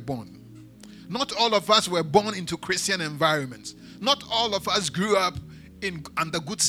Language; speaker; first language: English; non-native, local second language; Akan